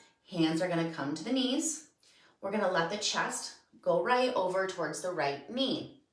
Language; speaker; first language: English; native; English